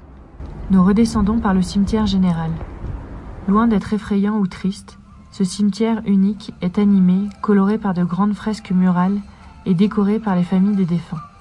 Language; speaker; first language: French; native; French